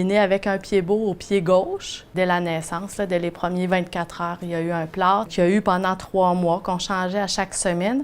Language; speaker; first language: French; native; French